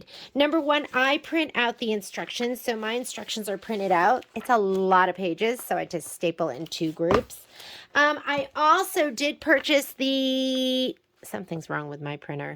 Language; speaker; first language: English; native; English